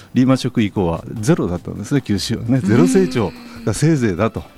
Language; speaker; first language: Japanese; native; Japanese